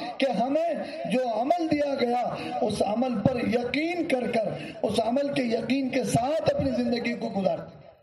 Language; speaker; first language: Urdu; native; Urdu